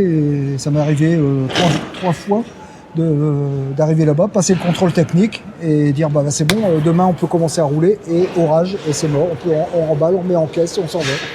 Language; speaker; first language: French; native; French